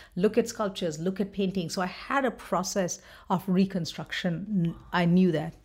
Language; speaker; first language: English; non-native, local second language; Bangla